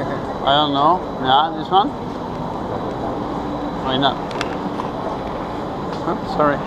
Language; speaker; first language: English; non-native, fluent; French